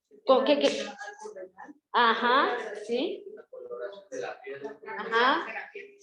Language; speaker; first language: Spanish; native; Spanish